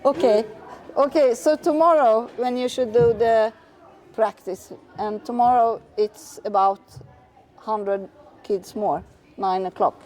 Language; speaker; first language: English; non-native, fluent; Swedish